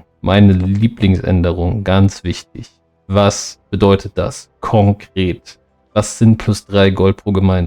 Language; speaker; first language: German; native; German